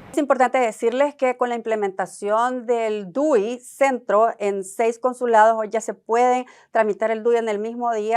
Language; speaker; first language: Spanish; native; Spanish